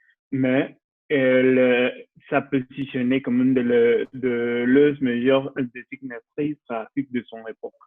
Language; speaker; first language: French; non-native, learner; Spanish